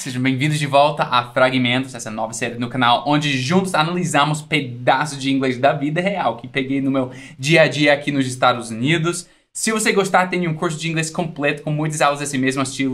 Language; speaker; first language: Portuguese; non-native, fluent; English